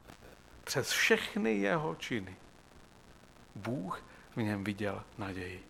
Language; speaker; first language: Czech; native; Czech